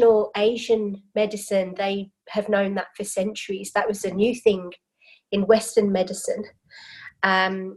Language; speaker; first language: English; native; English